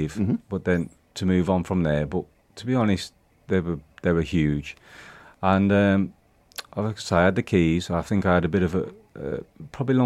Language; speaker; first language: English; native; English